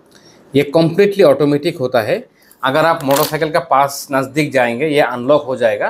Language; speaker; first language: Hindi; non-native, fluent; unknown